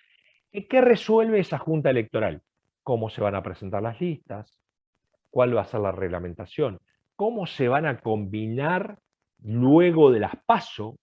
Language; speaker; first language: Spanish; native; Spanish